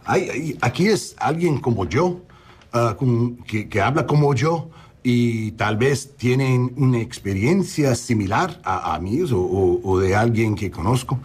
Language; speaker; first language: Spanish; non-native, learner; English